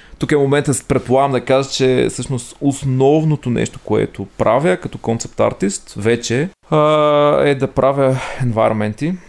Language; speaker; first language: Bulgarian; native; Bulgarian